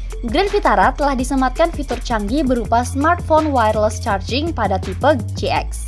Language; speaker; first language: Indonesian; native; Indonesian